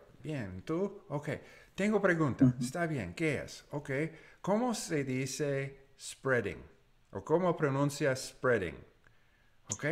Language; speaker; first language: Spanish; non-native, learner; English